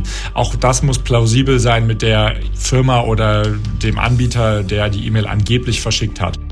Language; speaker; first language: German; native; German